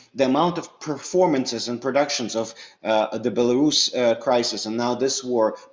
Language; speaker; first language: English; early bilingual, other home language; Russian